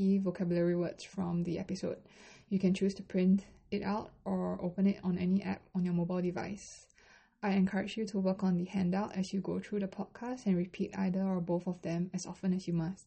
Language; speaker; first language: English; non-native, local second language; Chinese